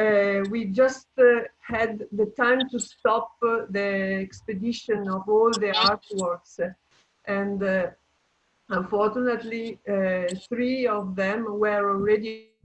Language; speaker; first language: English; non-native, fluent; Italian